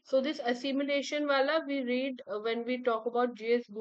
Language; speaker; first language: Hindi; native; Hindi